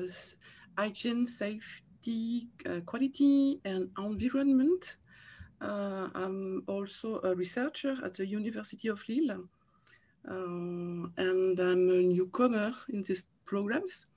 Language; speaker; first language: English; non-native, learner; French